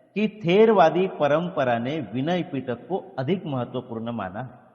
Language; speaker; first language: Hindi; non-native, local second language; Marathi